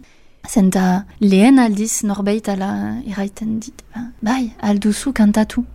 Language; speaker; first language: Basque; non-native, local second language; French